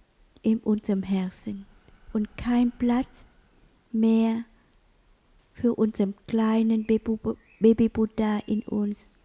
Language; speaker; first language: German; non-native, learner; Vietnamese